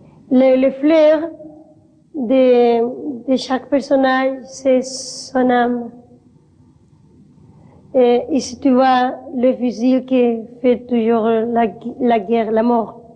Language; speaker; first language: French; non-native, learner; Spanish